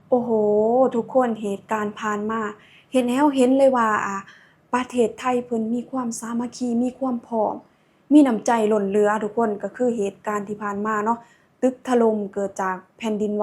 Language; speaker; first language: Thai; non-native, local second language; Lao